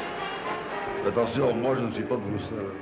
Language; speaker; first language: French; native; French